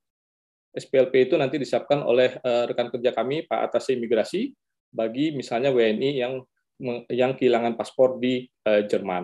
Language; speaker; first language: Indonesian; native; Indonesian